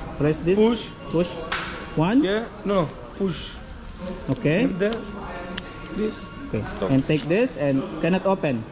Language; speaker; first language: English; non-native, local second language; Filipino